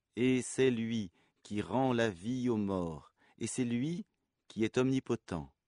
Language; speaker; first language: French; native; French